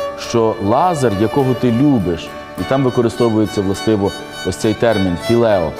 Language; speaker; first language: Ukrainian; native; Ukrainian